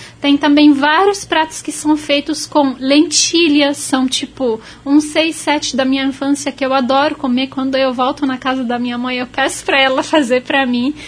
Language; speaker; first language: Portuguese; non-native, fluent; Arabic